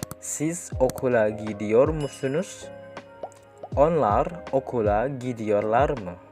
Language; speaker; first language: Turkish; non-native, fluent; Indonesian